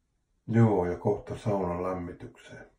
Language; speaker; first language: Finnish; native; Finnish